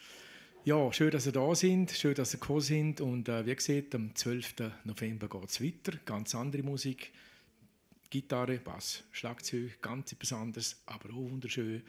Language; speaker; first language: German; native; German